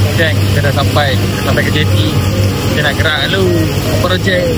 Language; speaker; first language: Malay; native; Malay